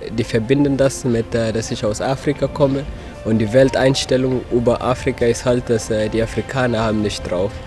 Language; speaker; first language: German; non-native, fluent; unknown